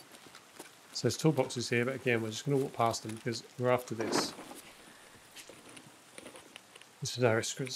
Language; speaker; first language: English; native; English